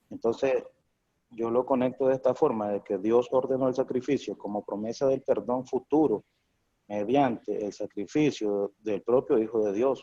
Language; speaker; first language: Spanish; native; Spanish